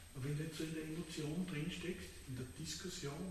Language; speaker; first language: German; native; German